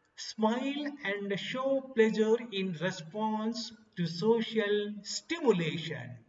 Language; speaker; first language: English; non-native, local second language; Kannada